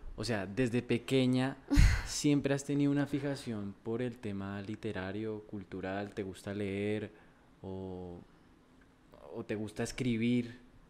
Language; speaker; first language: Spanish; native; Spanish